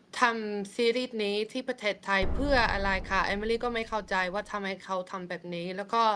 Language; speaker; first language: Thai; non-native, fluent; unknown